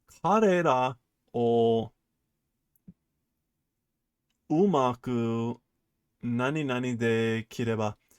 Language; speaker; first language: Japanese; non-native, learner; English